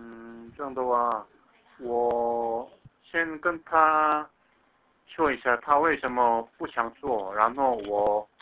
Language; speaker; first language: Chinese; non-native, fluent; Korean